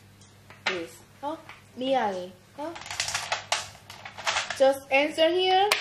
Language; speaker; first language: English; non-native, learner; Korean